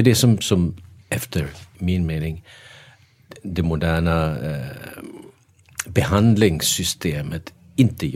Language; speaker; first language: Swedish; non-native, fluent; Danish